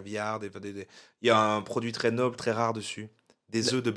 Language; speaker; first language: French; native; French